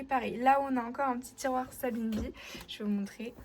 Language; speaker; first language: French; native; French